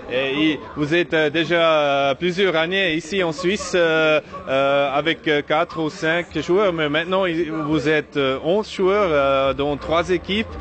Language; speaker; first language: French; non-native, learner; German